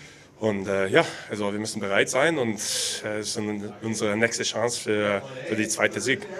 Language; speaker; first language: German; non-native, learner; English